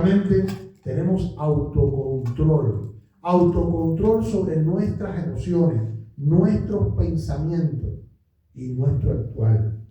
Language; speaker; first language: Spanish; native; Spanish